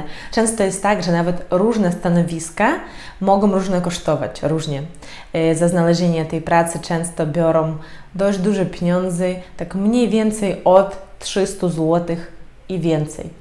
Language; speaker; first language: Polish; non-native, fluent; Ukrainian